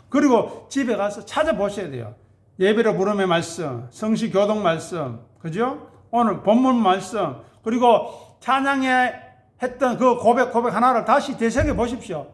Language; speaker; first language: Korean; native; Korean